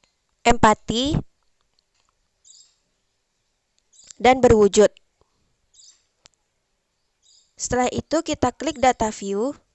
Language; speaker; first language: Indonesian; native; Indonesian